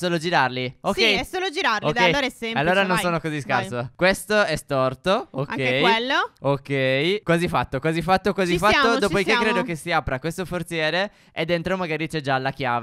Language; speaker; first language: Italian; native; Italian